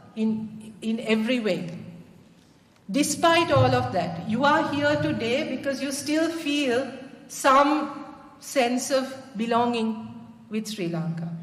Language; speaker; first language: English; non-native, local second language; Sinhala